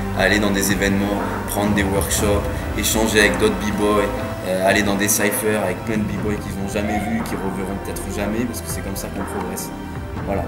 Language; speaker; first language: French; native; French